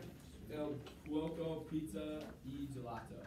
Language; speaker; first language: Italian; non-native, learner; English